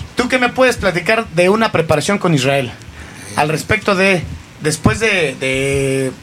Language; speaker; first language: Spanish; native; Spanish